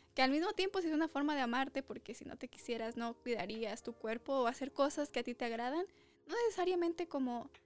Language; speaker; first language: Spanish; early bilingual, other home language; English